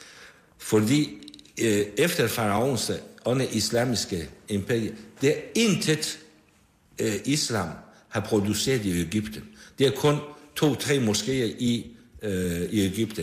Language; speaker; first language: Danish; non-native, fluent; Persian